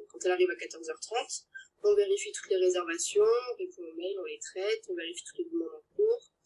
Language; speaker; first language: French; native; French